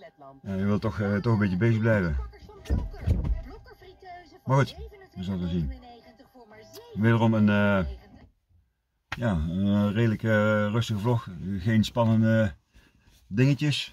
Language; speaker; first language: Dutch; native; Dutch